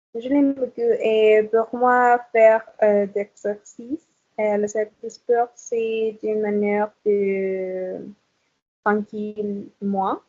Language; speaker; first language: French; non-native, learner; Spanish